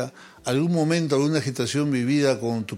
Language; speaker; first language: Spanish; native; Spanish